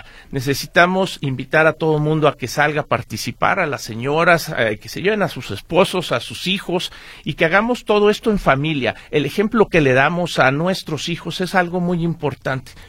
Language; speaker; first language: Spanish; native; Spanish